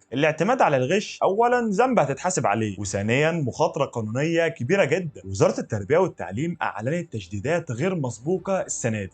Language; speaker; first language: Arabic; native; Arabic